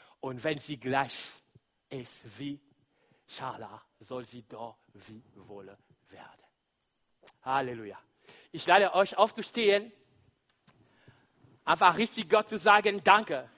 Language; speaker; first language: German; non-native, fluent; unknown